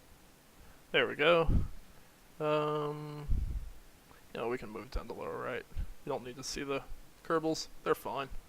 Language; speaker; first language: English; native; English